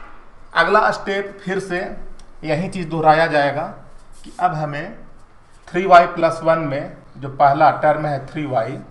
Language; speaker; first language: Hindi; native; Hindi